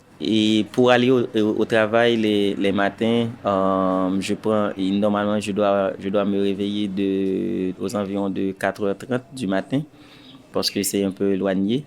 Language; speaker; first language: French; non-native, local second language; Haitian Creole